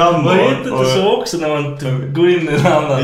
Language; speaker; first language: Swedish; native; Swedish